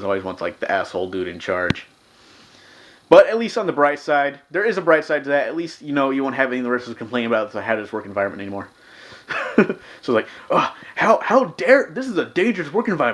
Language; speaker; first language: English; native; English